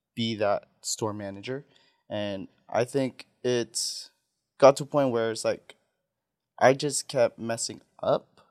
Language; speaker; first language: English; non-native, fluent; Filipino